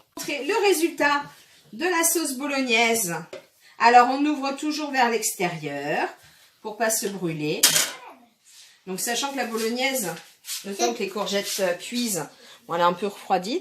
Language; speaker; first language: French; native; French